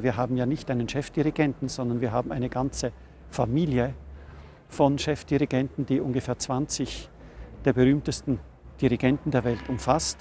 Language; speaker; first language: German; native; German